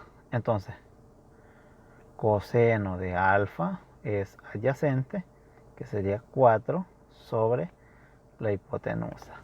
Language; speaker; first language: Spanish; native; Spanish